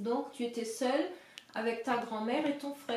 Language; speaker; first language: French; native; French